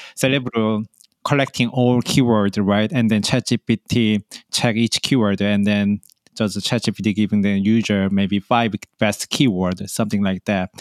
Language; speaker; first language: English; non-native, learner; Korean